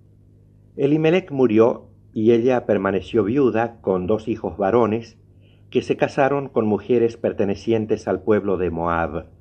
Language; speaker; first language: Spanish; native; Spanish